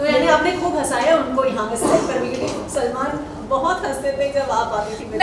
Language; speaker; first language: Hindi; native; Hindi